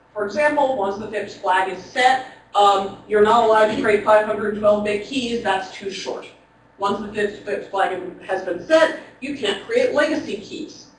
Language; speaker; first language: English; native; English